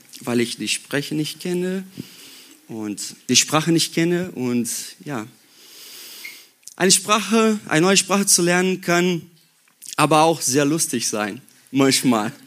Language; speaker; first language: German; non-native, learner; Portuguese